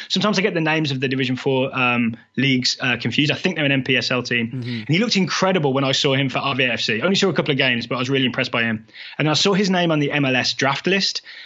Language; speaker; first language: English; native; English